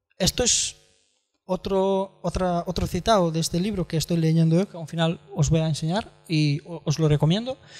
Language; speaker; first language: Spanish; non-native, fluent; Romanian